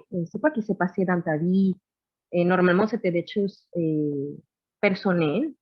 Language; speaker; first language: French; non-native, learner; Spanish